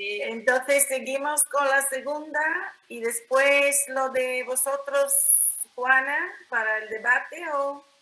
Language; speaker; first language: Spanish; non-native, fluent; Bulgarian